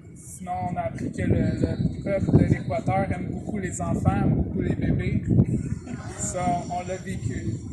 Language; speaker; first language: French; native; French